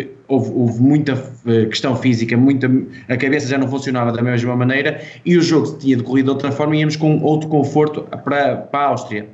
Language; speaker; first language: Portuguese; native; Portuguese